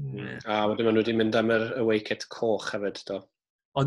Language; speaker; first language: Welsh; native; Welsh